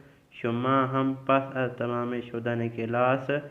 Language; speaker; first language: Persian; non-native, fluent; Urdu